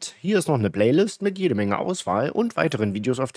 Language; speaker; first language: German; native; German